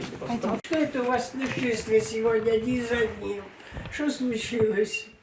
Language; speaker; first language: Russian; native; Russian